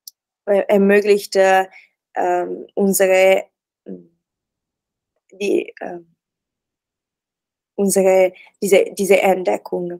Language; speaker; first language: German; non-native, learner; Italian